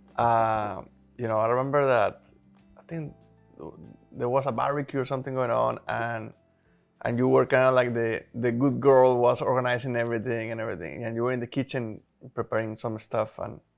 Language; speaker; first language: English; non-native, fluent; Spanish